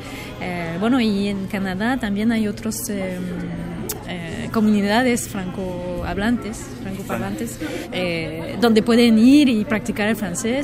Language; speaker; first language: Spanish; non-native, fluent; French